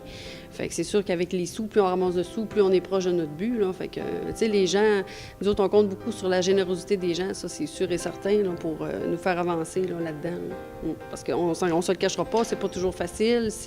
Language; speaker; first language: French; native; French